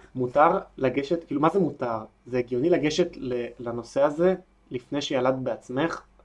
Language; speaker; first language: Hebrew; native; Hebrew